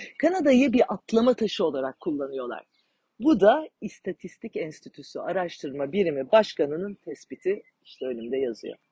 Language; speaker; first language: Turkish; native; Turkish